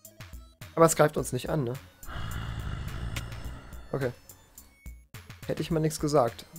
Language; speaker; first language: German; native; German